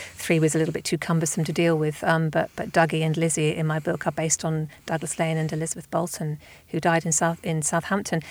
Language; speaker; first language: English; native; English